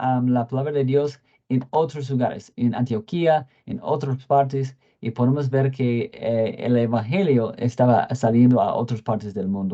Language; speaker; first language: Spanish; non-native, fluent; English